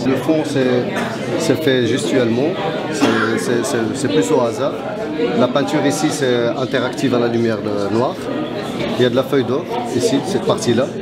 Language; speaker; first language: French; non-native, local second language; Arabic